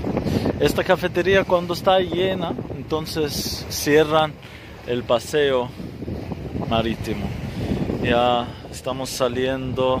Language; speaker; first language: Spanish; non-native, fluent; Arabic